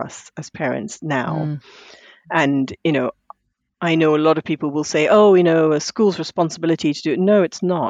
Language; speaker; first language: English; non-native, local second language; Tamil